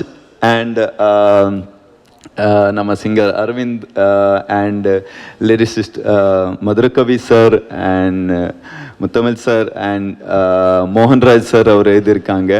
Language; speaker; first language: Tamil; non-native, learner; Kannada